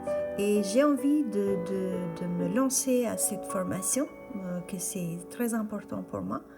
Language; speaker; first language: French; non-native, fluent; Albanian